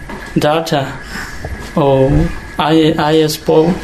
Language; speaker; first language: Danish; non-native, learner; Hakha Chin